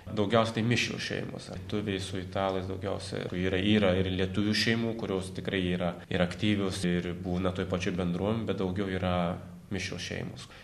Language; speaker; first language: Lithuanian; native; Lithuanian